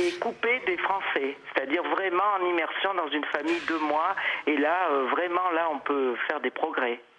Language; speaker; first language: French; native; French